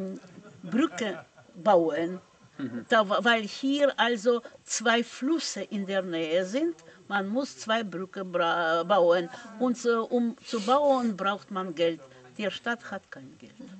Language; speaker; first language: German; non-native, fluent; Russian